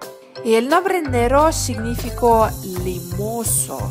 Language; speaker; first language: Spanish; non-native, learner; Russian